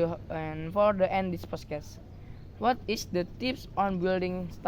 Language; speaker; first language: English; non-native, learner; Indonesian